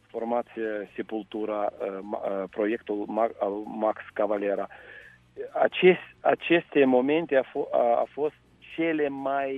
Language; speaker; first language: Romanian; non-native, local second language; Russian